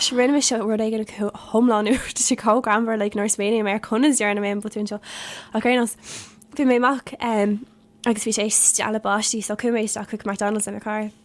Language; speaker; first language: Irish; non-native, local second language; English